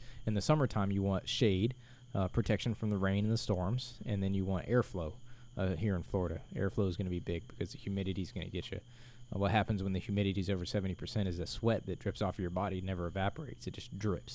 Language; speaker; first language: English; native; English